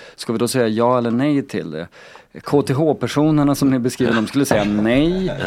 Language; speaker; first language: Swedish; native; Swedish